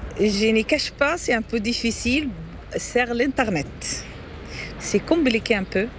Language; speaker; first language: French; non-native, learner; Arabic